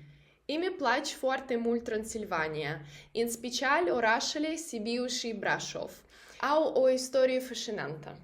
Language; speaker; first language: Romanian; non-native, learner; Russian